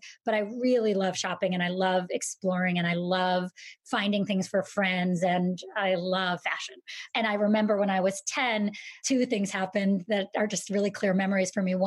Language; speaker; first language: English; native; English